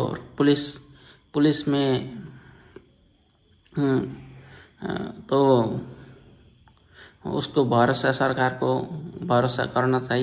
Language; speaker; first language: Hindi; non-native, learner; Nepali